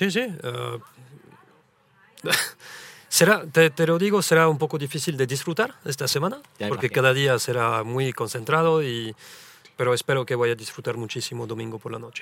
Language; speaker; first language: Spanish; early bilingual, heritage; French